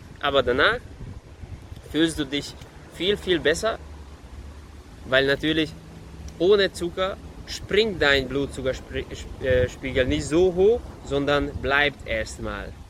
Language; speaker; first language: German; non-native, fluent; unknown